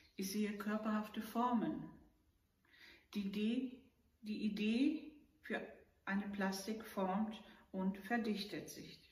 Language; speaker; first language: German; native; German